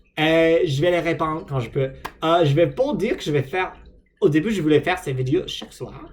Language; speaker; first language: French; non-native, fluent; English